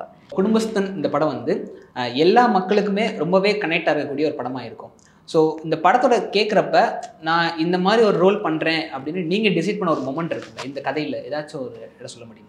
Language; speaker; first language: Tamil; native; Tamil